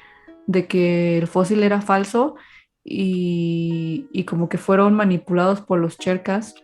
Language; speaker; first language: Spanish; native; Spanish